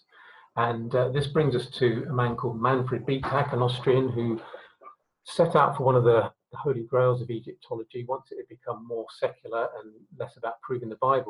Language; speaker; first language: English; native; English